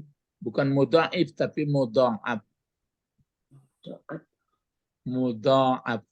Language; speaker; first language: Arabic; non-native, fluent; Indonesian